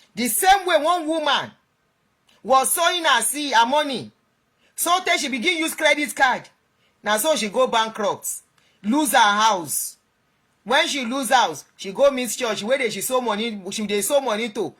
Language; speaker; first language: Nigerian Pidgin; non-native, local second language; Yoruba